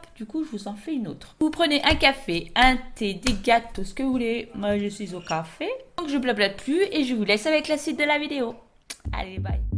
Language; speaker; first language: French; native; French